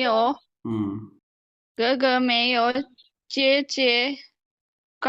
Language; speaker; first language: Chinese; non-native, learner; Urdu